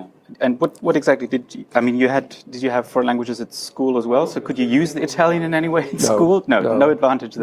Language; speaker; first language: English; non-native, fluent; German